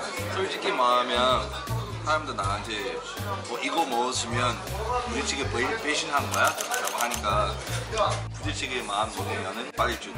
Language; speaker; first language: Korean; non-native, fluent; English